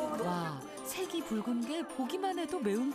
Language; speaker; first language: Korean; native; Korean